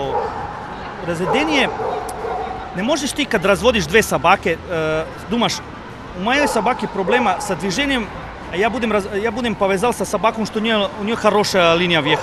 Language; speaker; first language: Russian; non-native, learner; Serbian